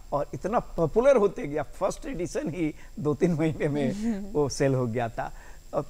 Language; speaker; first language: Hindi; native; Hindi